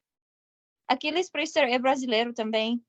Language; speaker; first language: Portuguese; non-native, learner; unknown